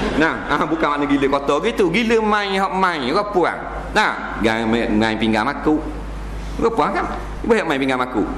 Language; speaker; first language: Malay; native; Malay